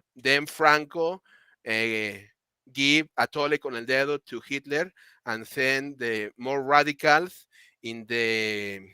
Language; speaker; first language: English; non-native, learner; Spanish